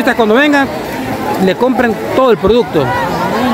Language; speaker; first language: Spanish; native; Spanish